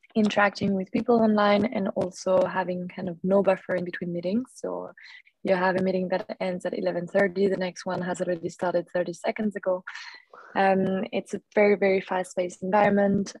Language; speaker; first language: English; non-native, fluent; French